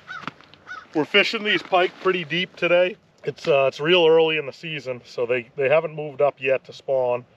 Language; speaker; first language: English; native; English